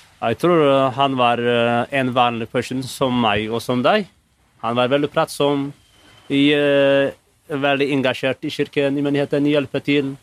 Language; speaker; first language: Norwegian; non-native, fluent; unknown